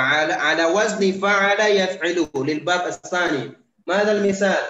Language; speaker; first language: Arabic; non-native, fluent; Indonesian